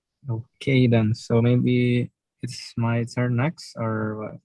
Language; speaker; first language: English; non-native, learner; Indonesian